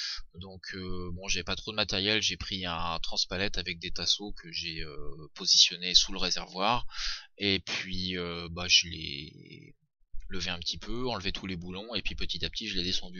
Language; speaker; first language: French; native; French